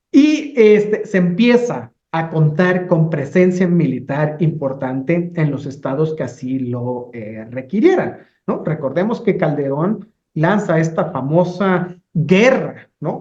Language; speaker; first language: Spanish; native; Spanish